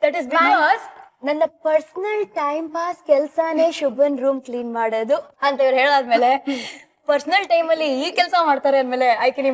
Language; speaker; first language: Kannada; native; Kannada